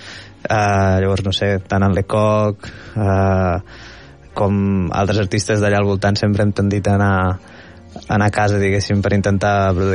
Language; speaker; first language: Catalan; native; Catalan